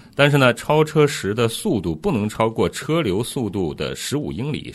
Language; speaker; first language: Chinese; native; Chinese